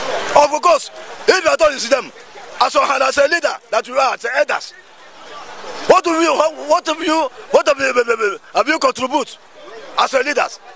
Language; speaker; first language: English; non-native, local second language; Igbo